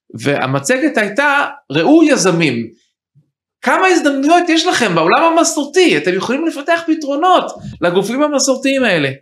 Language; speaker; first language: Hebrew; early bilingual, heritage; Hebrew